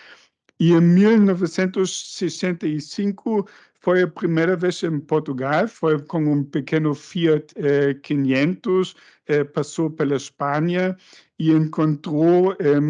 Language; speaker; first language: Portuguese; non-native, fluent; German